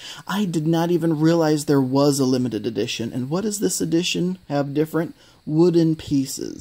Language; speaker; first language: English; native; English